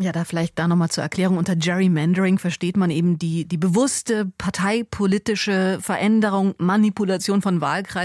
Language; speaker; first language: German; native; German